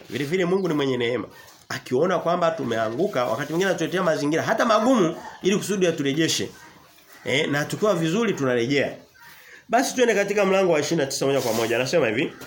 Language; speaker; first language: Swahili; native; Swahili